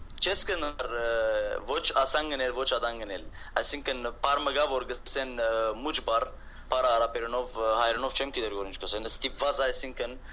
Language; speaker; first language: Armenian; native; Armenian